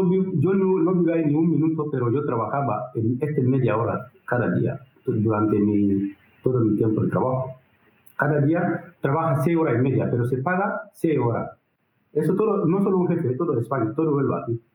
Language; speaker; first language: Spanish; non-native, learner; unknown